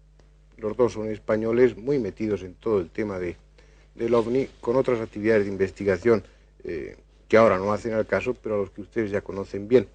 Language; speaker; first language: Spanish; native; Spanish